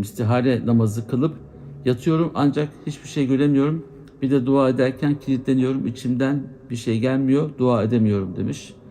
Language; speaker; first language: Turkish; native; Turkish